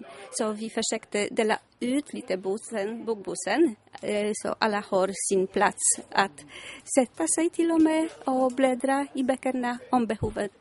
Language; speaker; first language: Swedish; non-native, fluent; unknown